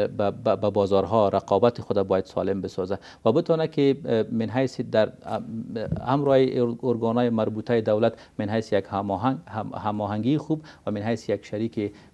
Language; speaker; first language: Persian; native; Persian